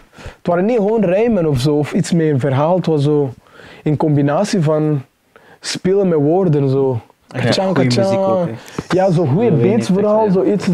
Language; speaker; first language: Dutch; non-native, fluent; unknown